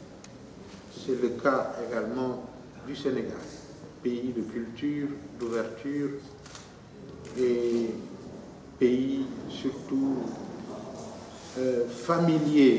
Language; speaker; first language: French; non-native, local second language; Wolof